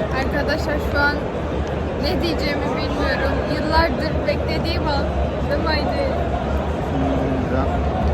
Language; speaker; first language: Turkish; early bilingual, heritage; Turkish